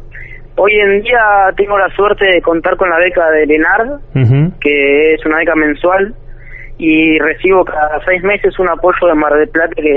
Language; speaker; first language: Spanish; native; Spanish